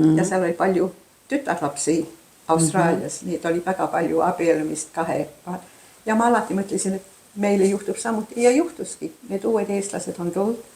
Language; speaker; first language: Estonian; early bilingual, heritage; Estonian